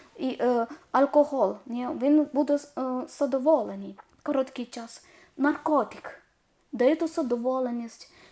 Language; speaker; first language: Ukrainian; non-native, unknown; Malayalam